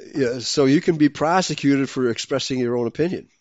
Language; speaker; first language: English; native; English